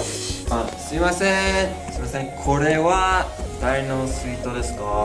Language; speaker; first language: Japanese; non-native, fluent; English